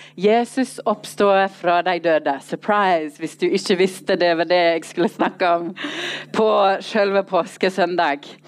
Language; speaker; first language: Norwegian; non-native, fluent; English